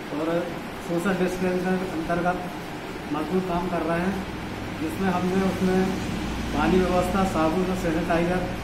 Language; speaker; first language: Hindi; native; Hindi